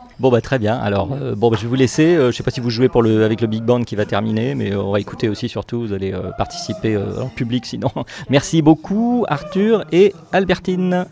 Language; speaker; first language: French; native; French